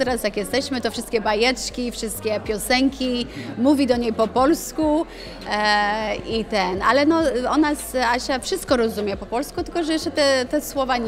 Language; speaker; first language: Polish; early bilingual, other home language; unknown